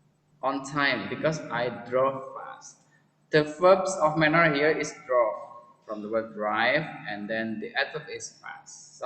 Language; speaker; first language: English; non-native, fluent; Indonesian